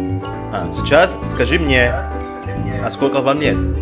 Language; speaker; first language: Russian; non-native, learner; Indonesian